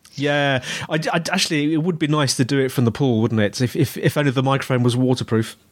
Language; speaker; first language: English; native; English